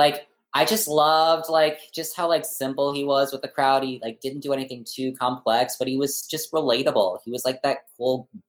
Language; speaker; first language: English; native; English